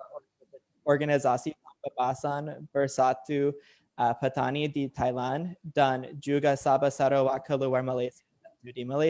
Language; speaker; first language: Indonesian; non-native, learner; English